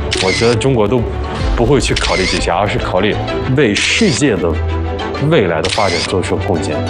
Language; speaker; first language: Chinese; early bilingual, other home language; Arabic